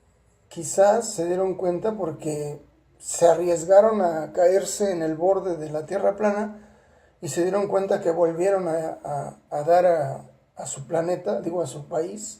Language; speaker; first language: Spanish; native; Spanish